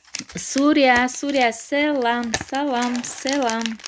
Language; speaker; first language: Russian; non-native, local second language; Tajik